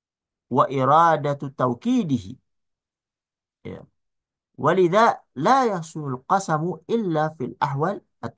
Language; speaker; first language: Arabic; non-native, fluent; Indonesian